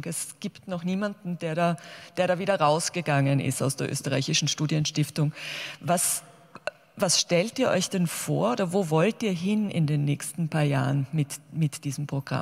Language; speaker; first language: German; native; German